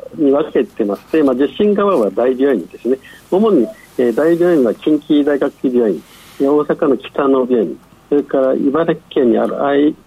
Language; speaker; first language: Japanese; non-native, fluent; Chinese